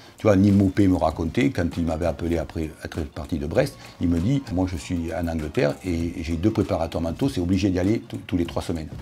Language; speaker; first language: French; native; French